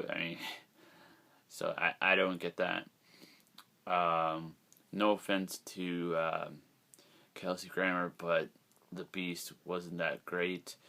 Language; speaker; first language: English; native; English